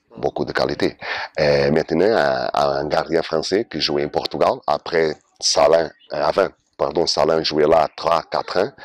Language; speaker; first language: French; non-native, learner; Portuguese